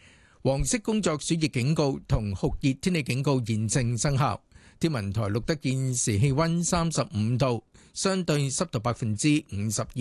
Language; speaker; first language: Cantonese; native; Cantonese